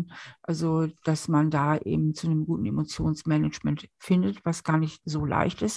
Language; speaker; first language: German; native; German